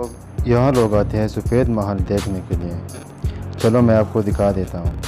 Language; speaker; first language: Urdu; non-native, local second language; Pashto